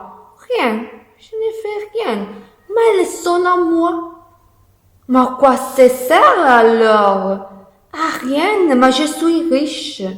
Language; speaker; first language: French; non-native, learner; Italian